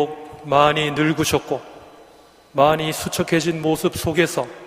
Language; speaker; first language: Korean; native; Korean